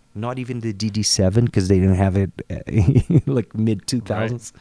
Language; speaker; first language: English; non-native, fluent; Portuguese